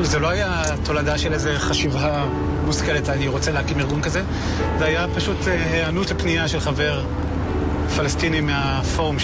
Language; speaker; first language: Hebrew; native; Hebrew